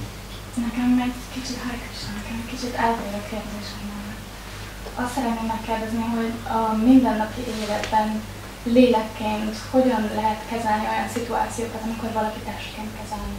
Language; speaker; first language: Hungarian; native; Hungarian